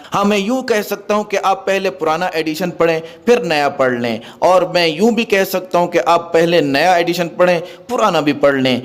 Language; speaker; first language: Urdu; native; Urdu